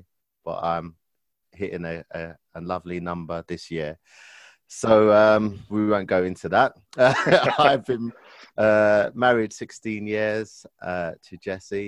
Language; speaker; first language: English; native; English